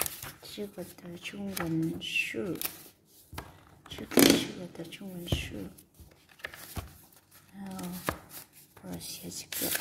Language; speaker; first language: Chinese; non-native, learner; Vietnamese